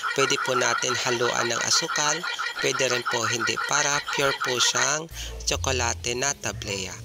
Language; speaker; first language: Filipino; non-native, local second language; Bikol